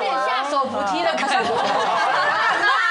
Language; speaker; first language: Chinese; native; Chinese